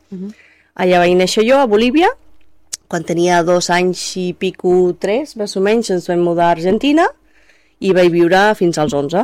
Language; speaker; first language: Catalan; non-native, fluent; Spanish